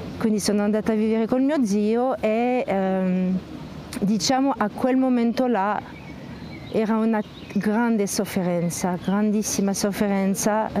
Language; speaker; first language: Italian; non-native, fluent; French